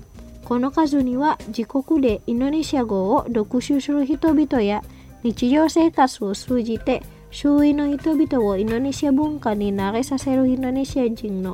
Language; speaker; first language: Japanese; non-native, fluent; Indonesian